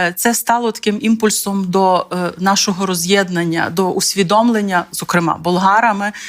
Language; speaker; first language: Ukrainian; native; Ukrainian